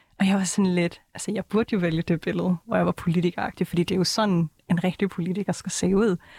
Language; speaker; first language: Danish; early bilingual, other home language; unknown